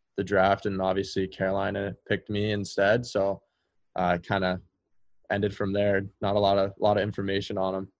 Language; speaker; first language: English; native; English